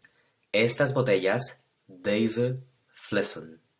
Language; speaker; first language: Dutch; non-native, fluent; Spanish